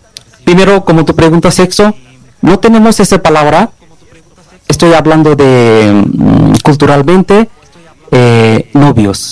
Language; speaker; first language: Spanish; non-native, learner; Bangla